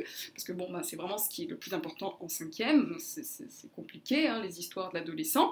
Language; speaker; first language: French; native; French